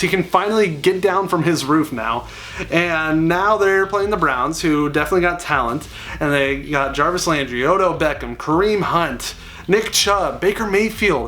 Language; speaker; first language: English; native; English